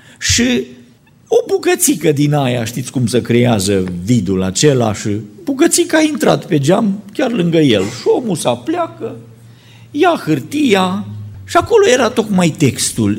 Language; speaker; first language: Romanian; native; Romanian